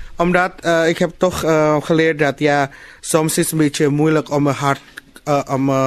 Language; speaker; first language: Dutch; non-native, learner; Indonesian